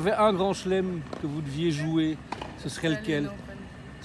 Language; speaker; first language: French; native; French